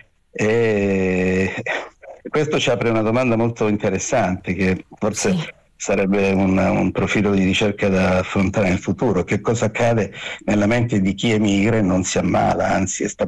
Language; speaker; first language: Italian; native; Italian